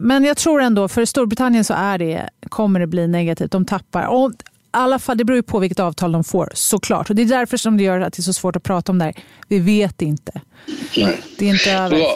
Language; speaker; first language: Swedish; native; Swedish